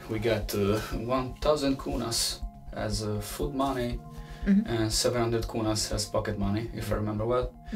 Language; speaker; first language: English; non-native, fluent; Italian